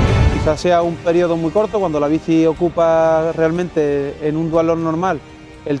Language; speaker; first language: Spanish; native; Spanish